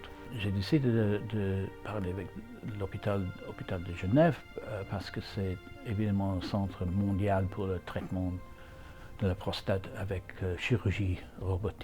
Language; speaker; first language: French; non-native, fluent; English